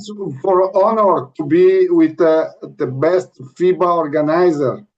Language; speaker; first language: English; non-native, learner; Italian